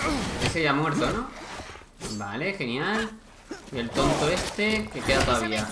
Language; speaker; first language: Spanish; native; Spanish